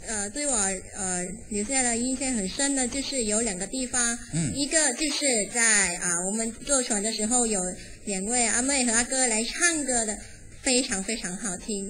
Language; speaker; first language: Chinese; non-native, fluent; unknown